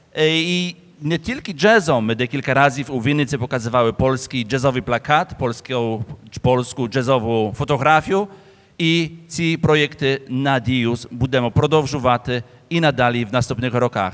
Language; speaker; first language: Ukrainian; non-native, fluent; Polish